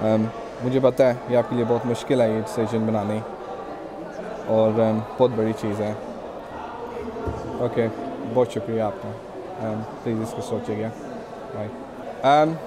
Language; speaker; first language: Hindi; early bilingual, heritage; Hindi